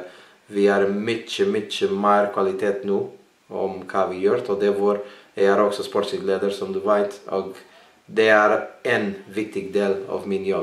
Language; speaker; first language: Norwegian; non-native, learner; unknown